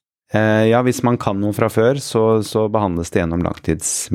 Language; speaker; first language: Norwegian; native; Norwegian